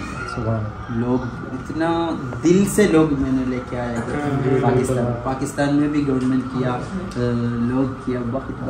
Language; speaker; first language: Hindi; non-native, local second language; Malayalam